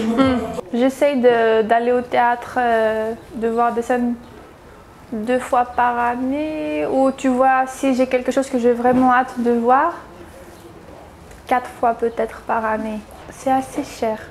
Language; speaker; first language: French; early bilingual, heritage; French